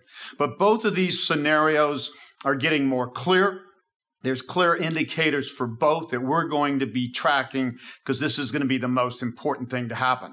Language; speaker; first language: English; native; English